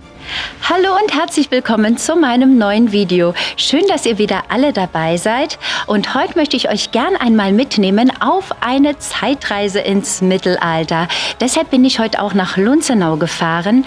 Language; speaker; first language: German; native; German